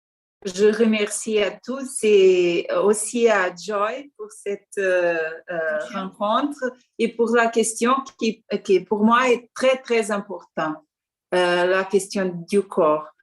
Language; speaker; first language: French; non-native, learner; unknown